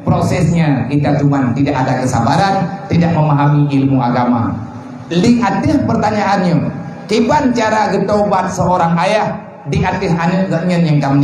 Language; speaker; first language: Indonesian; non-native, local second language; Achinese